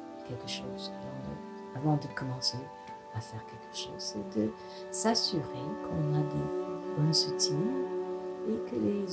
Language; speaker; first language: French; non-native, fluent; English